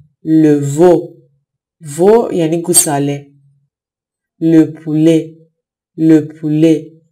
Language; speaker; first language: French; non-native, fluent; Persian